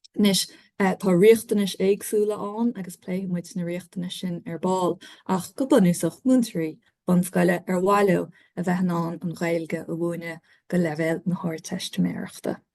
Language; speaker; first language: Irish; native; Irish